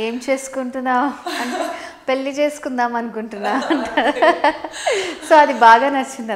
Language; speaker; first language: Telugu; native; Telugu